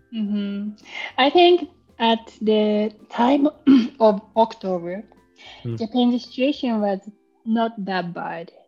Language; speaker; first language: English; non-native, learner; Japanese